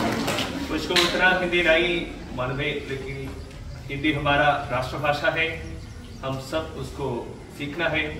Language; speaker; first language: Hindi; non-native, local second language; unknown